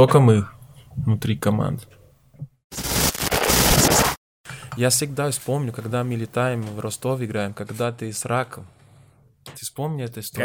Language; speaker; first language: Russian; non-native, learner; Portuguese